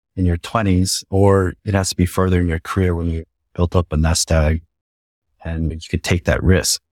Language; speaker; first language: English; native; English